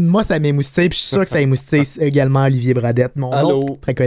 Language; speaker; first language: French; native; French